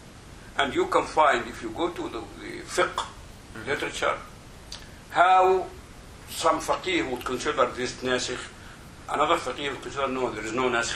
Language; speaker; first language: English; non-native, fluent; Arabic